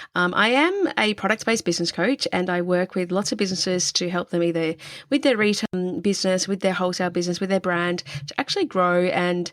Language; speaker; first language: English; native; English